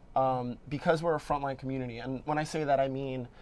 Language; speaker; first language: English; native; English